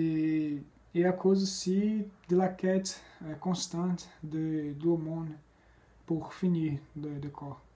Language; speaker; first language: French; non-native, fluent; Portuguese